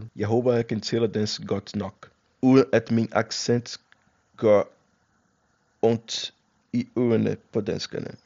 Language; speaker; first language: Danish; non-native, fluent; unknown